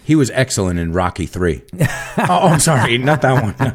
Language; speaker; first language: English; native; English